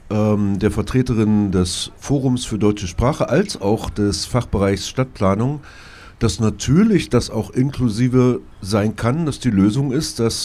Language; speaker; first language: German; native; German